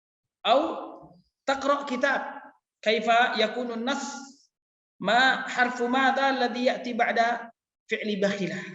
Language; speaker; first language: Arabic; non-native, fluent; Indonesian